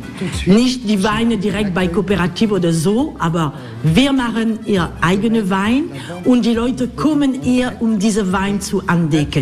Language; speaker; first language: German; non-native, learner; French